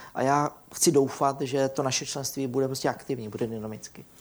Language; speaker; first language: Czech; native; Czech